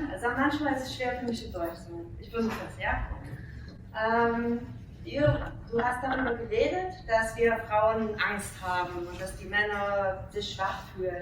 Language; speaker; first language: German; non-native, fluent; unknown